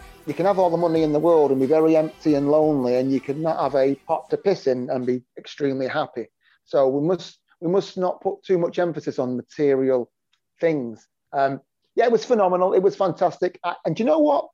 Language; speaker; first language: English; native; English